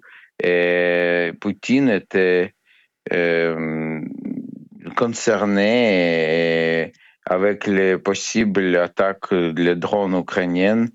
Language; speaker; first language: French; non-native, fluent; Ukrainian